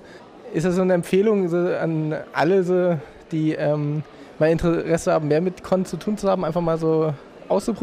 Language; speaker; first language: German; native; German